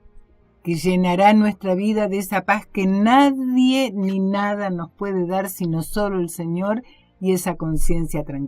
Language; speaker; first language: Spanish; native; Spanish